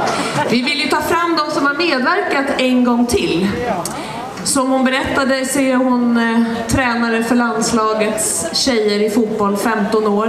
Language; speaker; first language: Swedish; native; Swedish